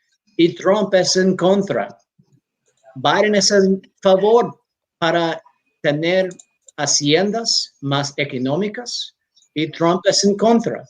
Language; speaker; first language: Spanish; non-native, learner; English